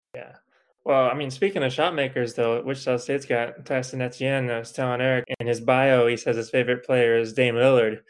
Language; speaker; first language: English; native; English